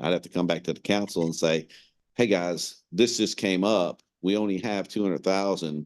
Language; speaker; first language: English; native; English